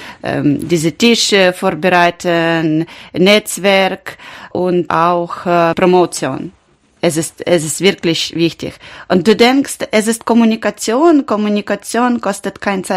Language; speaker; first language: German; non-native, learner; Ukrainian